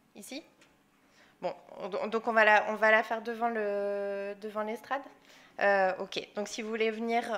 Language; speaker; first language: French; non-native, fluent; English